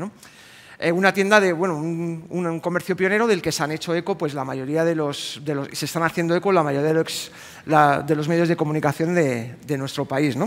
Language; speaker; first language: Spanish; native; Spanish